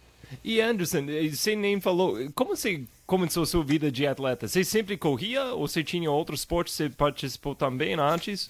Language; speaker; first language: Portuguese; non-native, fluent; English